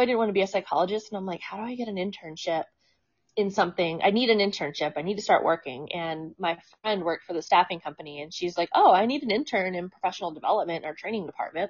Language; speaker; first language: English; native; English